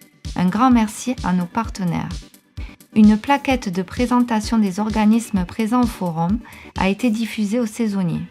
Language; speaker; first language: French; native; French